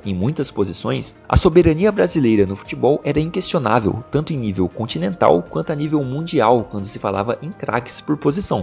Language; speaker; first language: Portuguese; native; Portuguese